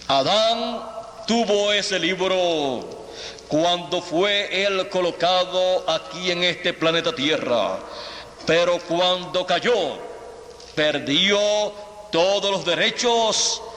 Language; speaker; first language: Spanish; native; Spanish